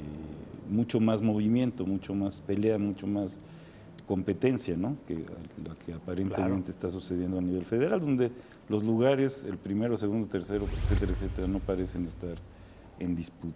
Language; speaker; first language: Spanish; native; Spanish